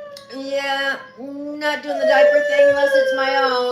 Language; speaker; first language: English; native; English